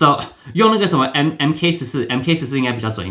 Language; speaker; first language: Chinese; early bilingual, heritage; Chinese